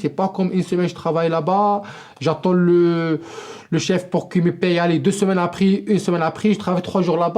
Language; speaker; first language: French; non-native, local second language; Arabic